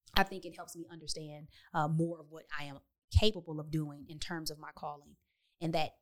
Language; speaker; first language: English; native; English